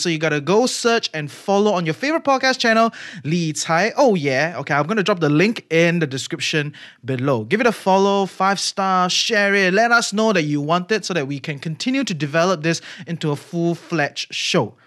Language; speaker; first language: English; native; English